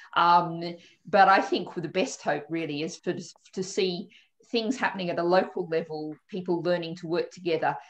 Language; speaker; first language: English; native; English